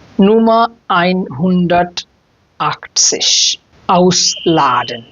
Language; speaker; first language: German; non-native, fluent; Bangla